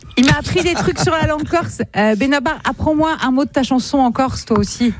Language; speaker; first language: French; native; French